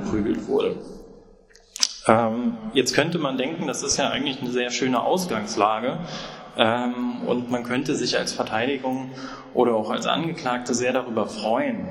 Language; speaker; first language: German; native; German